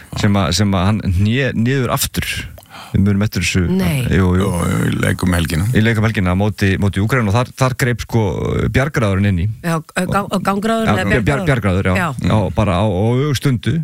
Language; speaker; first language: Icelandic; native; Icelandic